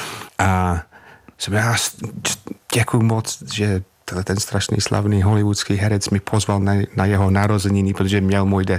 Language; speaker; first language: Czech; non-native, fluent; English